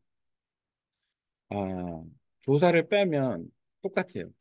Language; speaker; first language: Korean; native; Korean